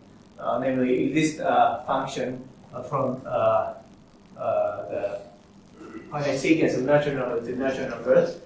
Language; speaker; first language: English; non-native, fluent; Japanese